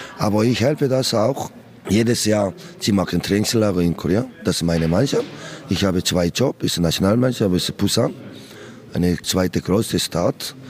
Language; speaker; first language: German; non-native, learner; Korean